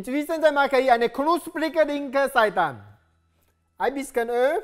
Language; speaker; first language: German; non-native, learner; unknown